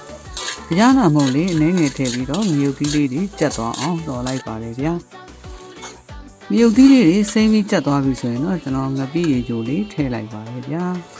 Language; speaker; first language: Burmese; native; Burmese